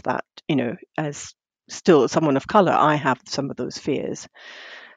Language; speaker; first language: English; non-native, local second language; Tamil